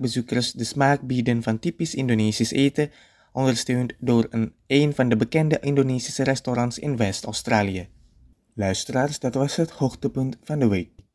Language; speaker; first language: Dutch; non-native, fluent; Indonesian